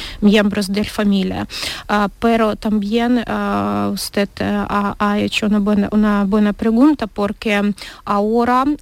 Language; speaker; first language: Spanish; non-native, learner; Ukrainian